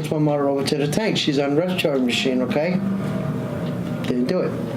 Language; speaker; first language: English; native; English